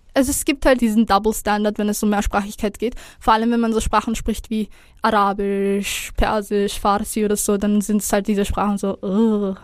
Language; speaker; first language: German; early bilingual, other home language; Somali